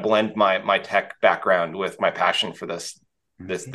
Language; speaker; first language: English; native; English